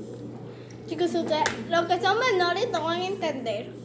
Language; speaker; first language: Spanish; native; Spanish